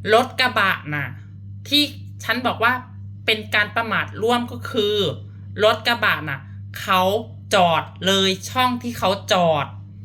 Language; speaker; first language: Thai; non-native, fluent; Lao